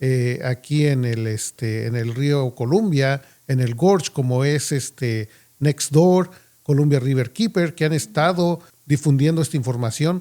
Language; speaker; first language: Spanish; native; Spanish